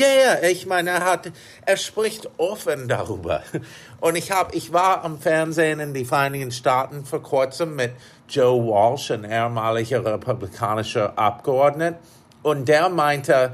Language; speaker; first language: German; non-native, fluent; English